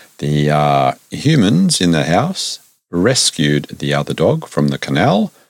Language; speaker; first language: English; native; English